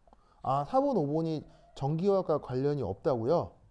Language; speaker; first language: Korean; native; Korean